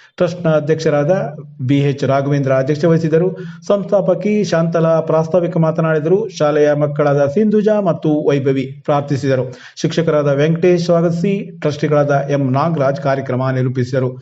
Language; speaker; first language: Kannada; native; Kannada